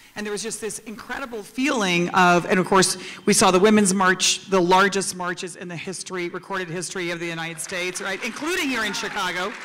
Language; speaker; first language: English; native; English